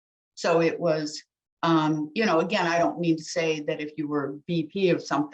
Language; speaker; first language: English; native; English